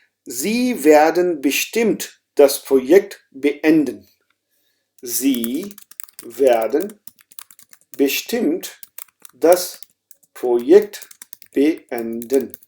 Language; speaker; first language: German; non-native, fluent; Urdu